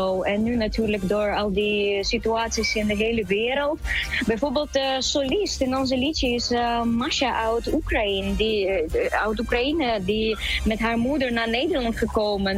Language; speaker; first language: Dutch; non-native, fluent; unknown